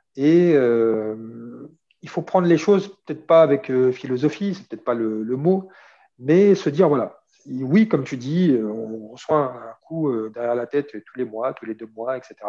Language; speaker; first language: French; early bilingual, other home language; Arabic